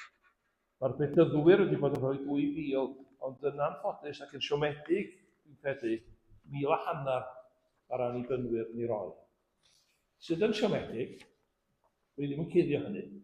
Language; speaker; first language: Welsh; native; Welsh